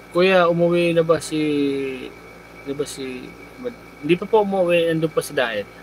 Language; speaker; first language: Filipino; native; Filipino